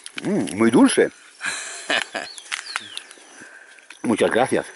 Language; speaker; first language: Spanish; non-native, learner; French